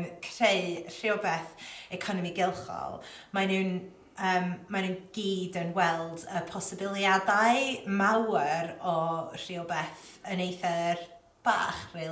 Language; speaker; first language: Welsh; non-native, local second language; English